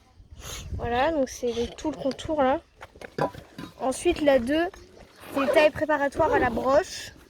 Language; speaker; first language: French; native; French